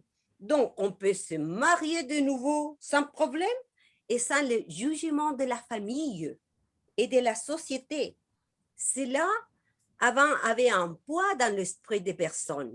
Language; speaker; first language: French; non-native, learner; Spanish